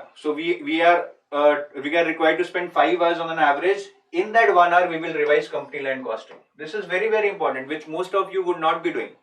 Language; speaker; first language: English; non-native, local second language; Hindi